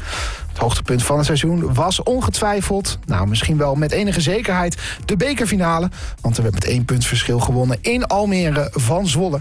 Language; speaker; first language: Dutch; native; Dutch